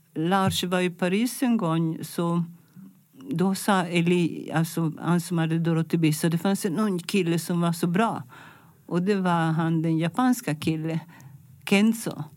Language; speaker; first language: Swedish; non-native, fluent; Italian